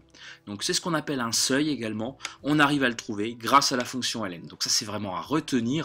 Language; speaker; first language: French; native; French